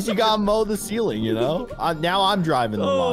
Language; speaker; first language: English; native; English